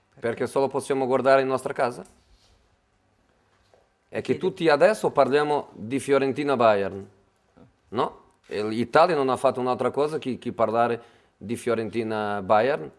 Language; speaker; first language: Italian; non-native, fluent; Portuguese